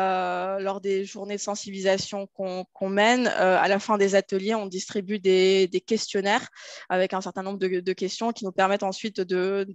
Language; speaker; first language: French; native; French